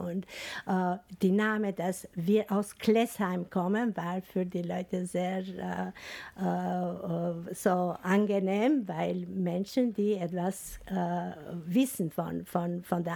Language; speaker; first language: German; non-native, fluent; Albanian